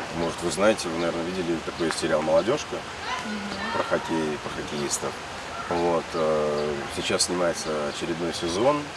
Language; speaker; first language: Russian; native; Russian